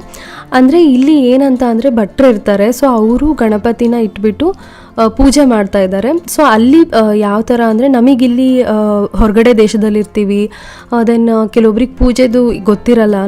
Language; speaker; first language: Kannada; native; Kannada